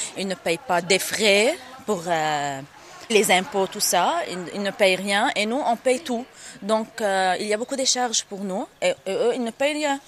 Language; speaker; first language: French; non-native, local second language; Arabic